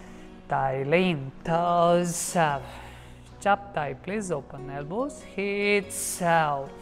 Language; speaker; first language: Vietnamese; non-native, learner; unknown